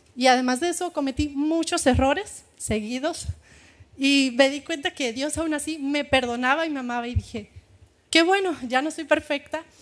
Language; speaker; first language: Spanish; native; Spanish